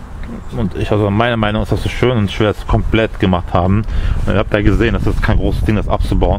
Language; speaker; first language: German; early bilingual, other home language; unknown